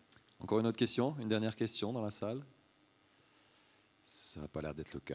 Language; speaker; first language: French; native; French